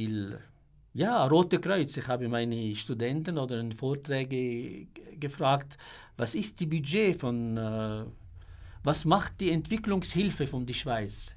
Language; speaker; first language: German; non-native, fluent; Arabic